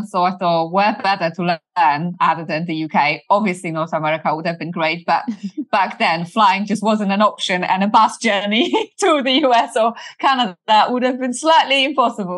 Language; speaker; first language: English; non-native, fluent; Polish